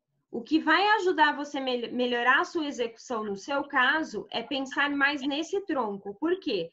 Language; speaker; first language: Portuguese; native; Portuguese